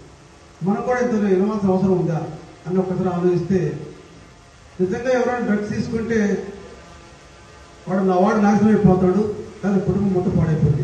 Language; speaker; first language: Telugu; native; Telugu